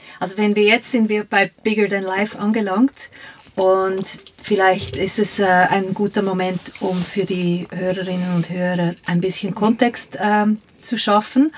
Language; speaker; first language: German; native; German